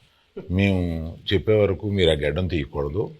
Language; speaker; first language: Telugu; native; Telugu